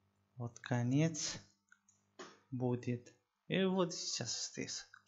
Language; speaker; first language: Russian; non-native, learner; Spanish